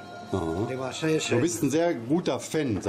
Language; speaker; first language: German; native; German